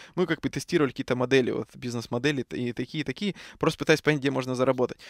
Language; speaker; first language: Russian; native; Russian